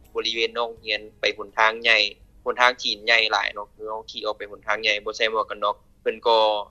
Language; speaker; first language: Lao; native; Lao